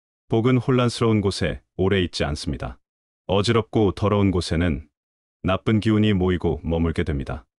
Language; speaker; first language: Korean; native; Korean